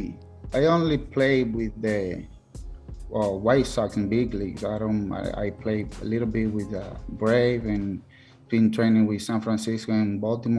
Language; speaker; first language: English; non-native, learner; Spanish